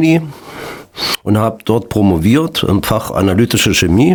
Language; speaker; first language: German; native; German